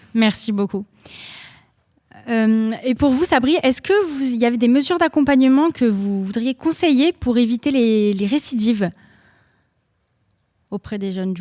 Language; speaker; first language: French; native; French